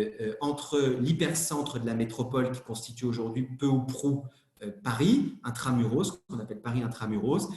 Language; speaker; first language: French; native; French